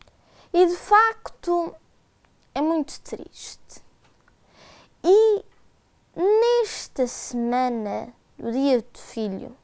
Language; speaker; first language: Portuguese; early bilingual, heritage; Portuguese